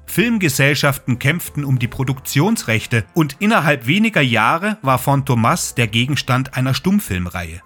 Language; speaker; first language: German; native; German